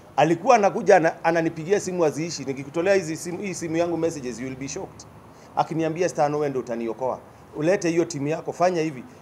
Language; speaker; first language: Swahili; non-native, local second language; Kikuyu